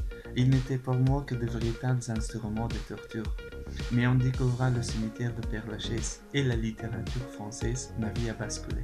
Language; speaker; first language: French; non-native, fluent; Persian